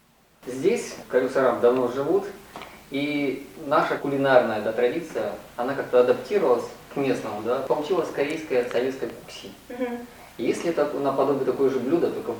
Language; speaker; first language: Russian; non-native, learner; Korean